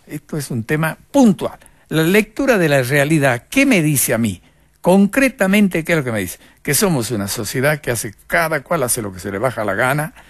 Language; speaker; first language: Spanish; native; Spanish